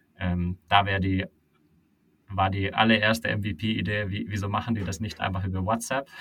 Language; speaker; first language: German; non-native, fluent; Finnish